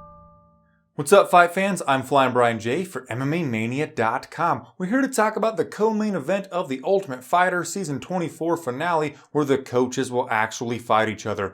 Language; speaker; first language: English; native; English